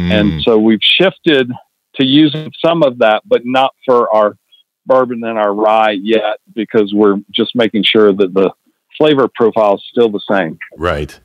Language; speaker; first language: English; native; English